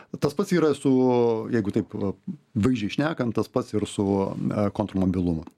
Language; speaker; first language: Lithuanian; native; Lithuanian